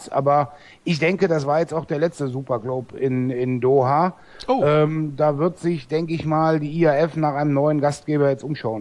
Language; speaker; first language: German; native; German